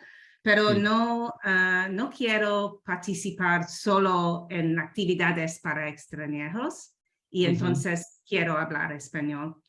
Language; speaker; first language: Spanish; non-native, learner; English